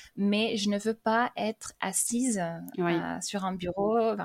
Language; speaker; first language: French; early bilingual, other home language; English